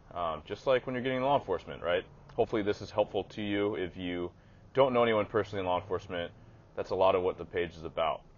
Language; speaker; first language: English; native; English